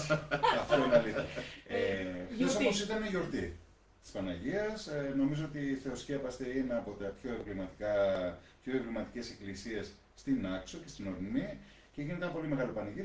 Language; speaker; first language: Greek; native; Greek